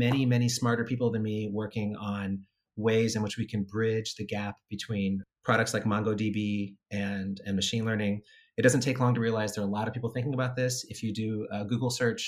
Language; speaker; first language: English; native; English